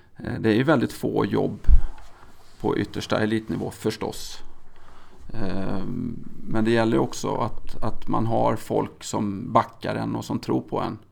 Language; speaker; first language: Swedish; native; Swedish